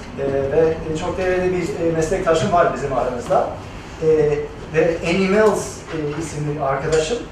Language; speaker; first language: Turkish; non-native, fluent; English